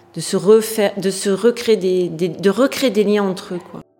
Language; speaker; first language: French; native; French